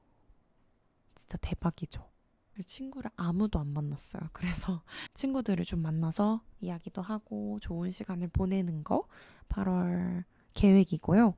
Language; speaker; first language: Korean; native; Korean